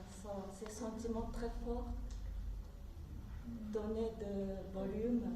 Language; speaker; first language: French; non-native, fluent; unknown